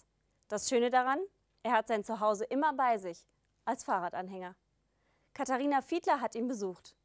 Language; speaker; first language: German; native; German